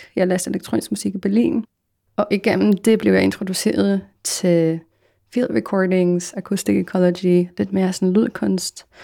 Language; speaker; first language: Danish; non-native, fluent; Polish